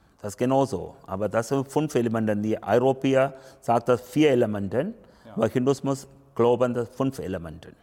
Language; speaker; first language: German; non-native, learner; Tamil